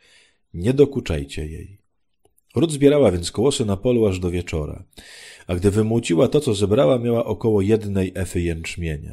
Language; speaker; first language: Polish; native; Polish